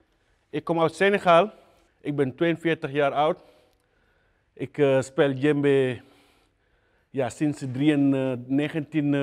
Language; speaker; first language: Dutch; non-native, learner; Wolof